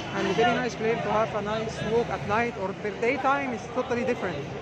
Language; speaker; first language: English; non-native, fluent; Arabic